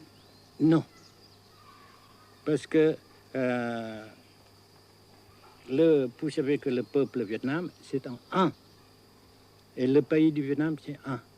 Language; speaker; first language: French; non-native, fluent; Vietnamese